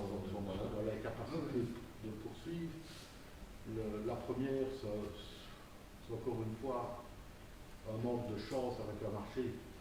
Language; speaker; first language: French; native; French